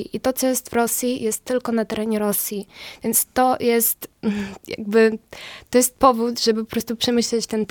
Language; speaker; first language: Polish; non-native, fluent; Ukrainian